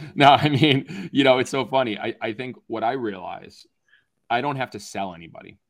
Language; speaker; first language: English; native; English